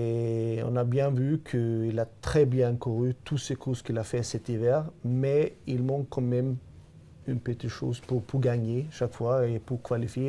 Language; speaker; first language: French; non-native, fluent; Swedish